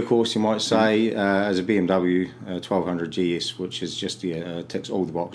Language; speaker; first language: English; native; English